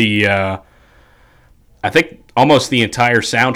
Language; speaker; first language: English; native; English